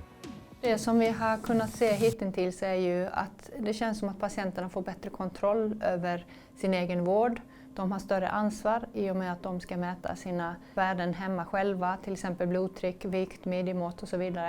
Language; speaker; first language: Swedish; native; Swedish